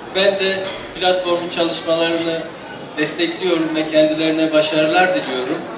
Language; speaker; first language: Turkish; native; Turkish